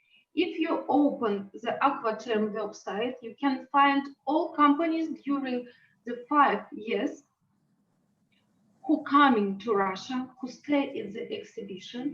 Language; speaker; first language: English; non-native, learner; Russian